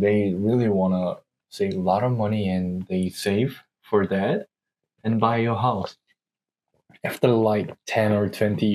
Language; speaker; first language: English; non-native, learner; Korean